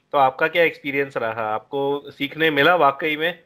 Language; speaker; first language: Hindi; native; Hindi